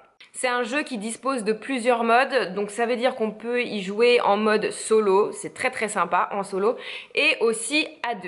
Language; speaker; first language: French; native; French